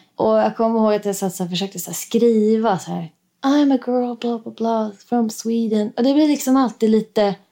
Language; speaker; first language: Swedish; native; Swedish